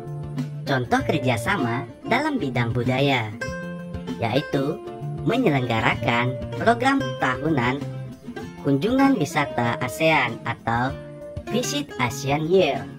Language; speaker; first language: Indonesian; native; Indonesian